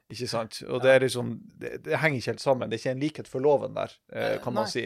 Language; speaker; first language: Norwegian; native; Norwegian